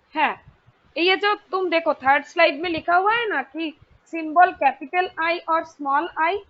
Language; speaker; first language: Hindi; non-native, local second language; Bangla